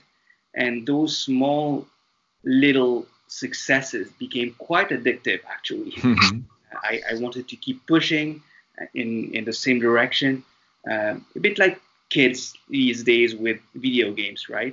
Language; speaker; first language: English; non-native, fluent; French